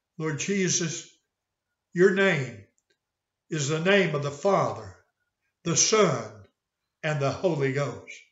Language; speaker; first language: English; native; English